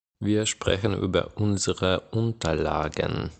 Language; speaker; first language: German; non-native, fluent; Ukrainian